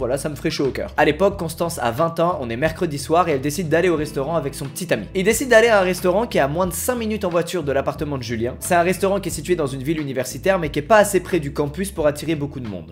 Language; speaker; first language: French; native; French